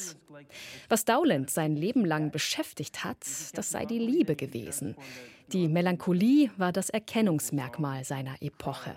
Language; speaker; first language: German; native; German